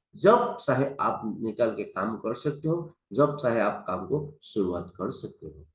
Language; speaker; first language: Hindi; non-native, local second language; Assamese